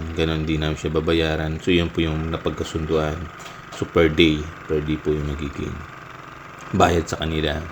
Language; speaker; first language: Filipino; non-native, local second language; Masbatenyo